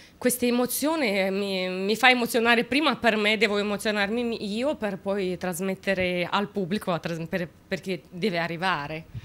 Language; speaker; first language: Italian; non-native, fluent; Romanian